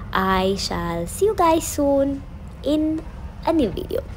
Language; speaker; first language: English; non-native, local second language; Sinhala